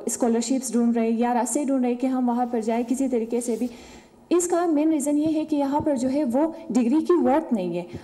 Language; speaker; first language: Urdu; native; Urdu